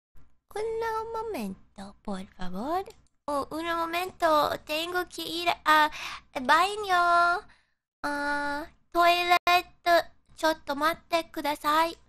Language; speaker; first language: Spanish; non-native, learner; English